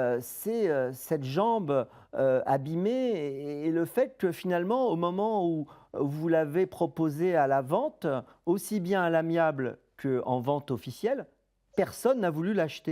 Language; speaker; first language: French; native; French